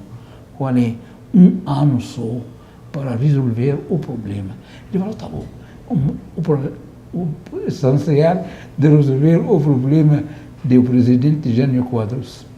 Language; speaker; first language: Portuguese; non-native, fluent; Arabic